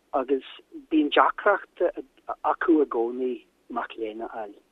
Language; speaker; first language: Irish; non-native, learner; German